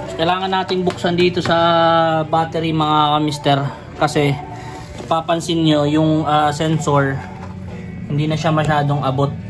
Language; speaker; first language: Filipino; non-native, local second language; Cebuano